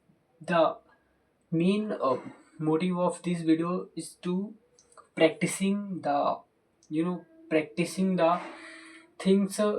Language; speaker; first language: English; non-native, local second language; Hindi